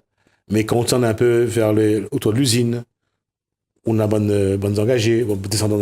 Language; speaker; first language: French; non-native, local second language; Réunion Creole French